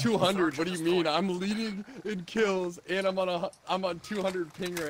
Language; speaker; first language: English; native; English